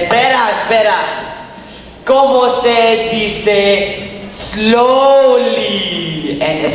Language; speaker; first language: Spanish; non-native, learner; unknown